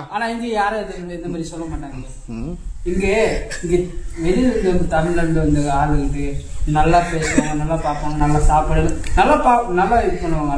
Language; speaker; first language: Tamil; non-native, fluent; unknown